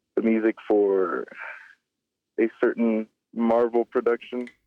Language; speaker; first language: English; native; English